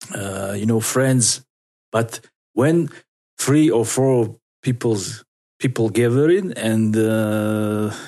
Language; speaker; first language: English; non-native, learner; Russian